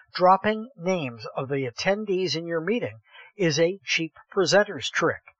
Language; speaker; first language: English; native; English